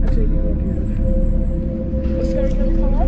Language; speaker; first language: Hindi; native; Hindi